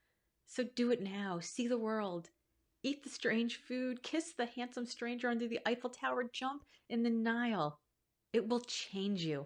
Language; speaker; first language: English; native; English